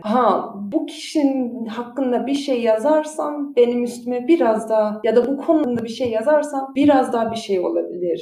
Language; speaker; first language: Turkish; early bilingual, heritage; Turkish